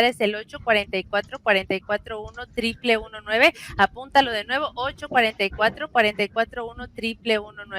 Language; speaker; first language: Spanish; native; Spanish